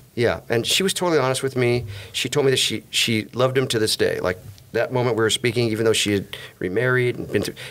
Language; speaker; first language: English; native; English